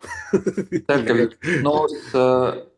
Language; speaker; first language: Russian; non-native, fluent; Armenian